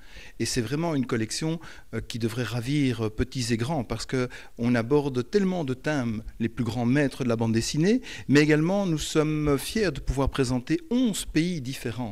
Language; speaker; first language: French; native; French